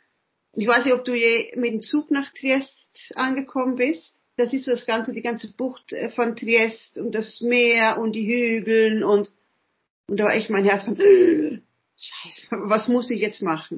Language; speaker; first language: German; early bilingual, other home language; Italian